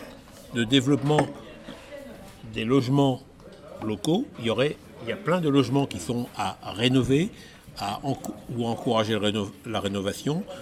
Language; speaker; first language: French; native; French